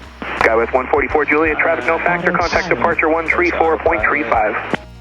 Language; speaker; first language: English; native; English